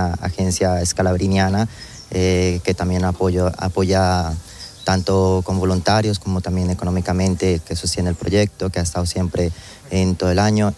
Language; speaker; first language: Spanish; native; Spanish